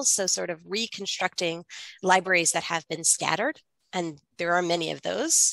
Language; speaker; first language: English; native; English